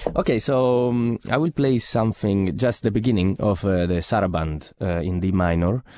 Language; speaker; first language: English; non-native, fluent; Italian